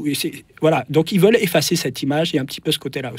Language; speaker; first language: French; native; French